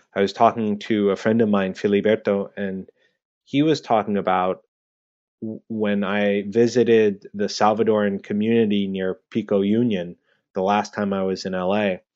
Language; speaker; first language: English; early bilingual, other home language; Spanish